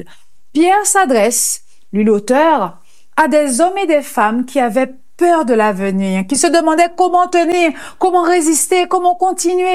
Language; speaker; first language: French; native; French